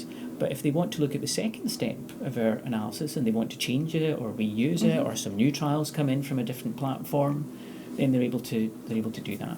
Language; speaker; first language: English; native; English